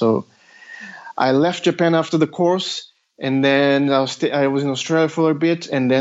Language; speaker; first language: English; non-native, fluent; Portuguese